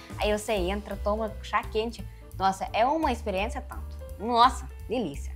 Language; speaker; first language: Portuguese; non-native, fluent; Russian